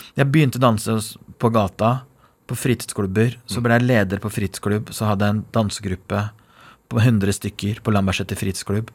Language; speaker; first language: Norwegian; non-native, fluent; Persian